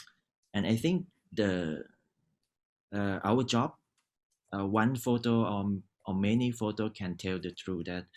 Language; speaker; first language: English; non-native, learner; Thai